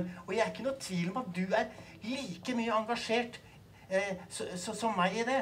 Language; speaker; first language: Norwegian; native; Norwegian